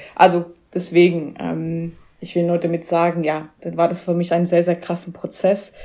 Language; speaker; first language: German; non-native, fluent; English